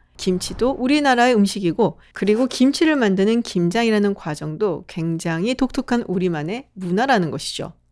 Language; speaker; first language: Korean; native; Korean